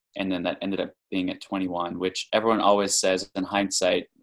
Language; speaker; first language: English; native; English